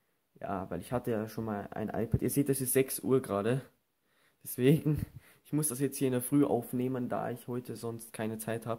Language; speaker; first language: German; native; German